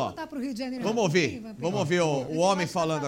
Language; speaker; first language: Portuguese; native; Portuguese